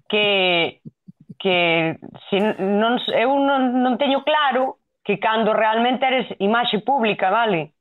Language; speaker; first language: Galician; non-native, local second language; Spanish